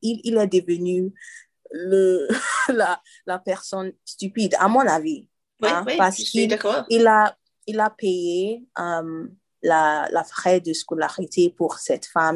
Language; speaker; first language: French; non-native, learner; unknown